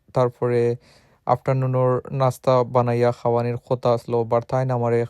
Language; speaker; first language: Bangla; native; Bangla